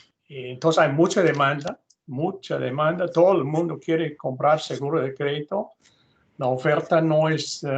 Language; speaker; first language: Spanish; non-native, fluent; English